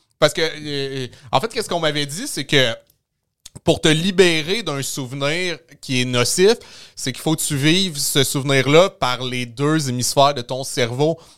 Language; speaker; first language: French; native; French